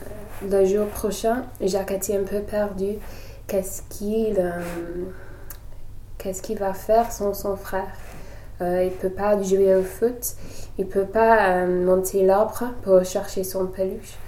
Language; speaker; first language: French; non-native, learner; English